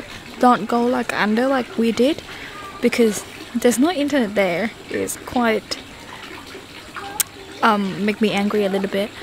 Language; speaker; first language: English; non-native, learner; Thai